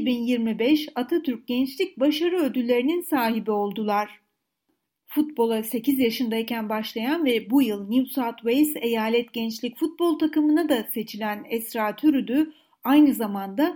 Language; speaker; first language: Turkish; native; Turkish